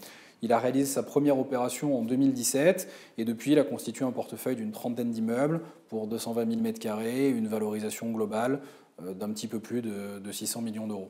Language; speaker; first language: French; native; French